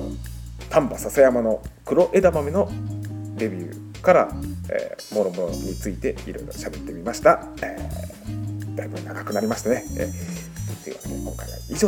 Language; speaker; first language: Japanese; native; Japanese